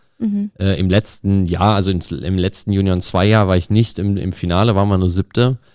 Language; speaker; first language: German; native; German